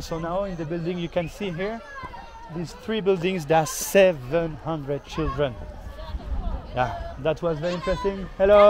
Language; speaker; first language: English; non-native, fluent; French